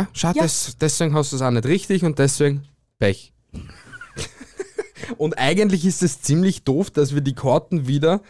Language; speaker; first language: German; native; German